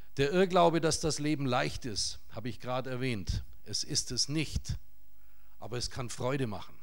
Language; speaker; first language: German; native; German